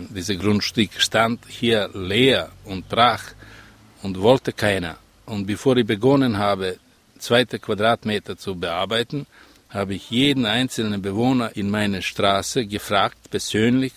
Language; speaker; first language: German; non-native, fluent; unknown